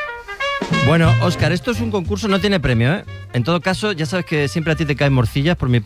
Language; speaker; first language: Spanish; native; Spanish